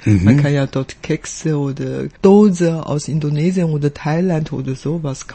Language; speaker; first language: German; non-native, fluent; Chinese